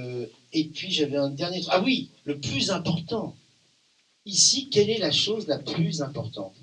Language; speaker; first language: French; native; French